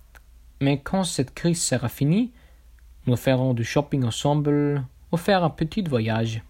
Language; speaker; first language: French; non-native, learner; German